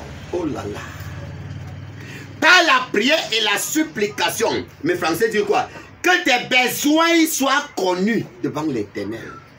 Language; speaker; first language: French; non-native, local second language; English